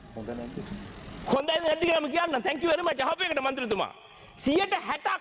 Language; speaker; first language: Sinhala; non-native, local second language; Tamil